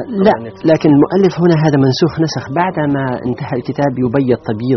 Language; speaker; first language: Arabic; native; Arabic